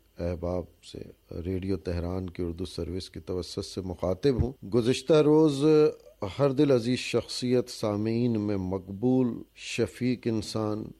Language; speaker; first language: Urdu; native; Urdu